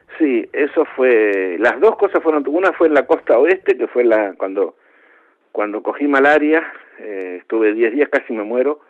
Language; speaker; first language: Spanish; native; Spanish